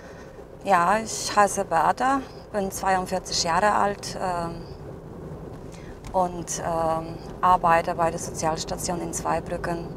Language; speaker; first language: German; non-native, fluent; Polish